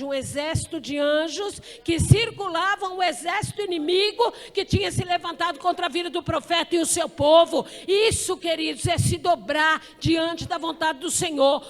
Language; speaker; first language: Portuguese; native; Portuguese